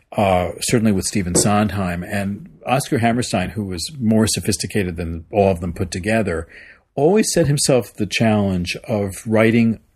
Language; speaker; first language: English; native; English